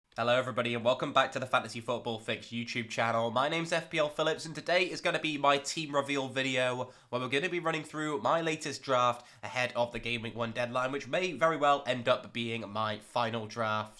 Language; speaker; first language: English; native; English